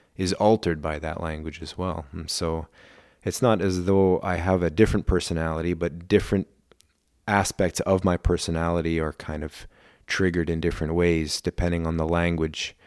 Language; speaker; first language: English; non-native, fluent; German